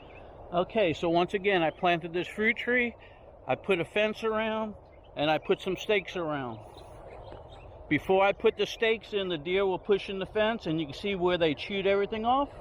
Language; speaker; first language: English; native; English